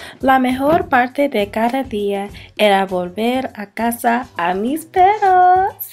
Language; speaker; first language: Spanish; non-native, learner; English